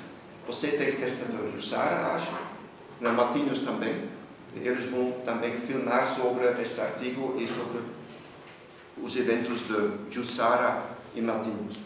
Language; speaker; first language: Portuguese; non-native, fluent; Dutch